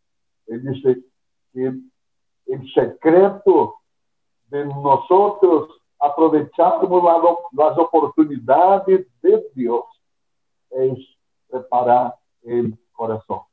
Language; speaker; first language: Spanish; non-native, fluent; Portuguese